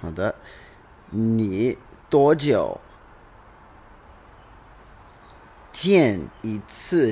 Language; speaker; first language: Chinese; non-native, learner; English